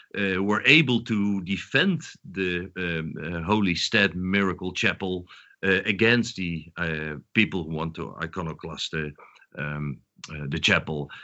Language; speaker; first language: English; non-native, fluent; Dutch